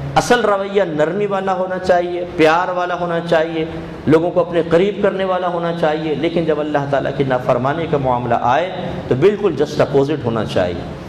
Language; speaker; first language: Urdu; native; Urdu